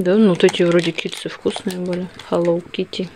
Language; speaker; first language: Russian; native; Russian